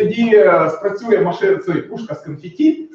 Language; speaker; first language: Ukrainian; native; Ukrainian